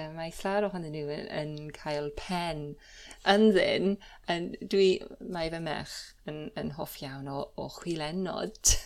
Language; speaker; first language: Welsh; non-native, fluent; English